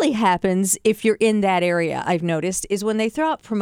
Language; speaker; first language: English; native; English